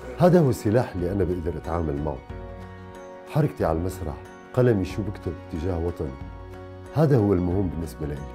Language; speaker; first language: Arabic; native; Arabic